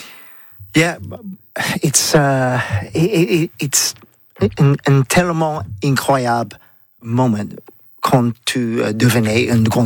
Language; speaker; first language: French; non-native, learner; English